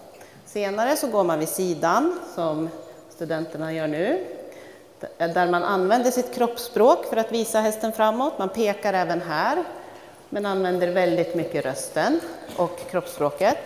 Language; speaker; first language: Swedish; native; Swedish